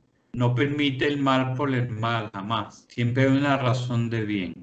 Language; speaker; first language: Spanish; native; Spanish